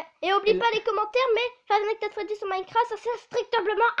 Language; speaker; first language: French; native; French